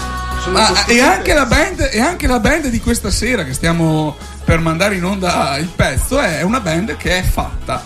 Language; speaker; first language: Italian; native; Italian